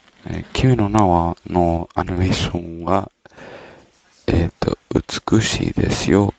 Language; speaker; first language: Japanese; non-native, learner; English